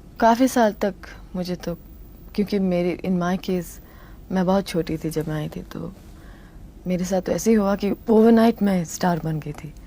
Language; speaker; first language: Hindi; non-native, local second language; Tamil